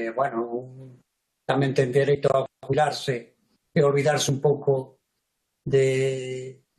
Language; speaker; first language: Galician; non-native, local second language; Spanish